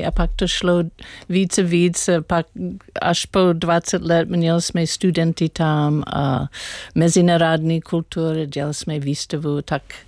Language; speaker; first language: Czech; non-native, learner; English